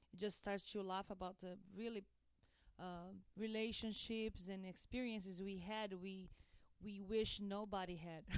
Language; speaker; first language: English; non-native, learner; Portuguese